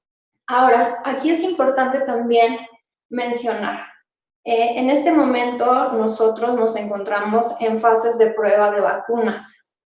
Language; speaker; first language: Spanish; native; Spanish